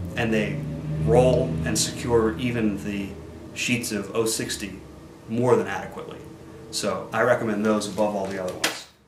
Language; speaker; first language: English; native; English